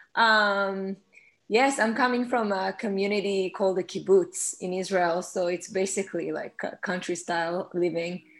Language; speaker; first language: English; non-native, fluent; Hebrew